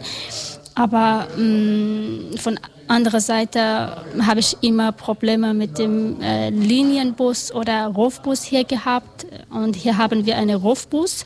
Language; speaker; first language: German; non-native, learner; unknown